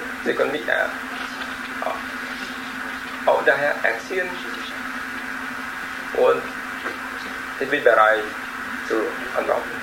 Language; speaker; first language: German; non-native, learner; Vietnamese